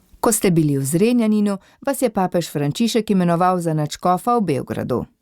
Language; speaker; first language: Slovenian; native; Slovenian